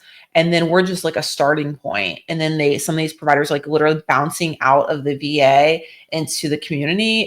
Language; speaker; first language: English; native; English